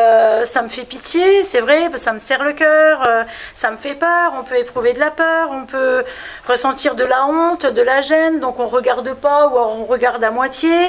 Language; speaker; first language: French; native; French